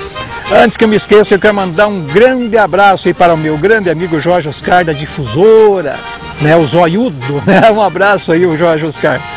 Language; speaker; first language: Portuguese; native; Portuguese